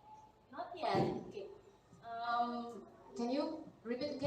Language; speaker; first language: English; non-native, fluent; Indonesian